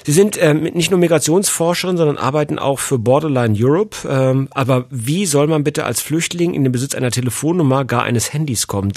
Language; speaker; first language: German; native; German